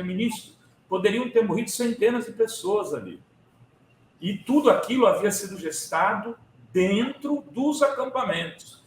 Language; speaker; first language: Portuguese; native; Portuguese